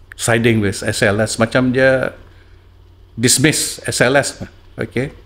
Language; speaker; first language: English; non-native, local second language; Malay